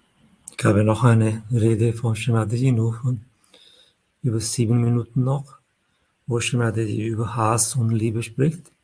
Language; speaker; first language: German; non-native, fluent; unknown